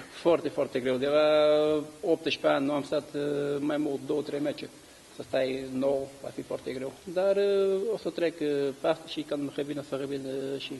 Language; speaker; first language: Romanian; non-native, learner; Portuguese